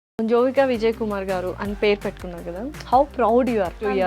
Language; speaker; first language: Telugu; native; Telugu